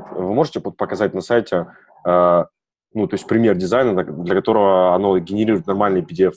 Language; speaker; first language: Russian; native; Russian